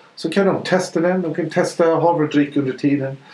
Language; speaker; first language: Swedish; non-native, fluent; English